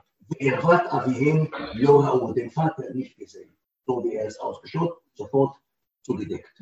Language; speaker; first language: German; non-native, learner; Hebrew